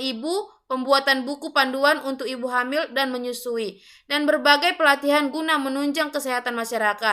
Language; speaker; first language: Indonesian; native; Indonesian